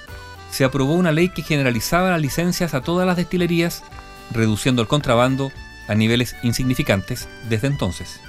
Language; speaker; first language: Spanish; native; Spanish